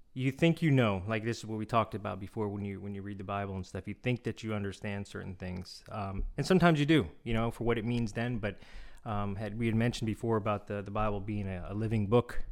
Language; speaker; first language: English; non-native, fluent; Korean